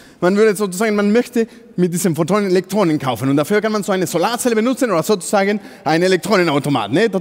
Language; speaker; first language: German; non-native, fluent; Spanish